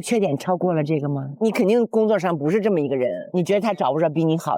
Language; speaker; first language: Chinese; native; Chinese